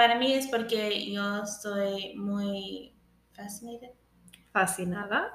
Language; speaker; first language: Spanish; early bilingual, heritage; English